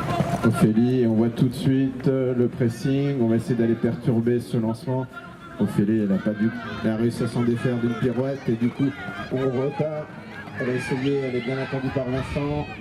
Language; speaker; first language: French; native; French